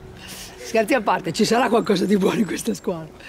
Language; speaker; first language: Italian; native; Italian